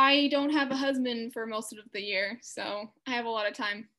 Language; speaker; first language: English; native; English